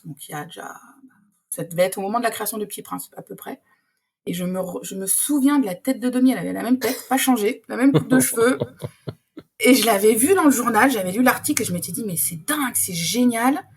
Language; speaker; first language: French; native; French